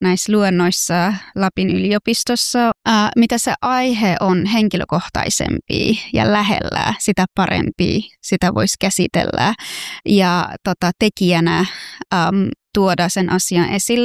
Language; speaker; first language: Finnish; non-native, fluent; Persian